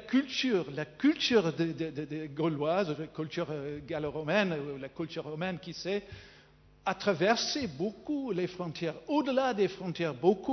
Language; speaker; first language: French; non-native, fluent; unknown